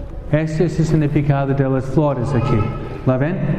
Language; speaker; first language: Spanish; native; Spanish